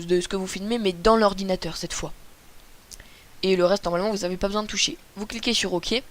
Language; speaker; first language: French; native; French